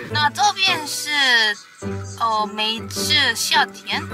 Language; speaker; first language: Chinese; non-native, fluent; Korean